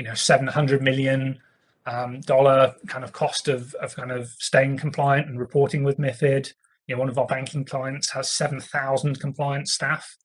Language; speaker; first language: English; native; English